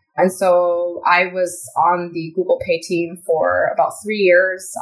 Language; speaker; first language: English; native; English